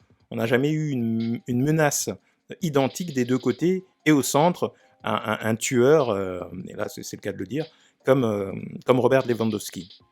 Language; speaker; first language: French; native; French